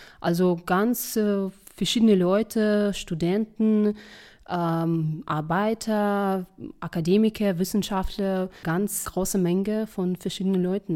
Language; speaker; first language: German; non-native, fluent; Russian